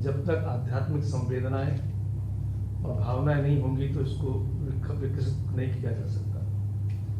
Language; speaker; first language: Hindi; native; Hindi